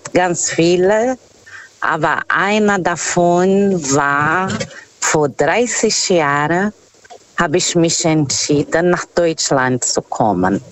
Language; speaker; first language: German; non-native, fluent; Portuguese